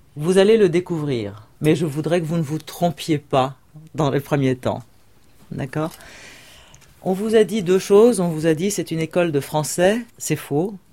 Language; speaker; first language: French; native; French